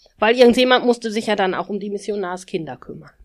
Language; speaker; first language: German; native; German